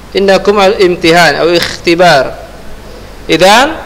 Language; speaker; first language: Arabic; non-native, fluent; Indonesian